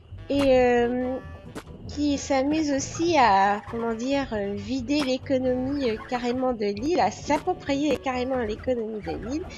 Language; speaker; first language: French; native; French